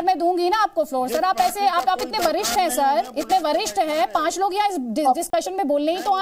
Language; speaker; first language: Hindi; native; Hindi